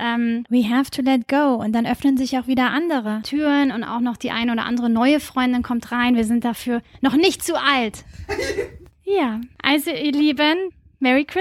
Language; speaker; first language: German; native; German